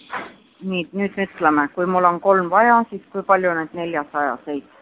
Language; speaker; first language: Estonian; non-native, local second language; Russian